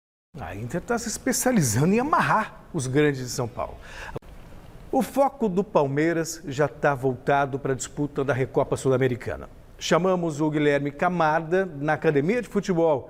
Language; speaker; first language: Portuguese; native; Portuguese